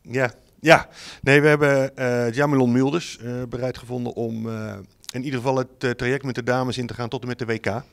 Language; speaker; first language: Dutch; native; Dutch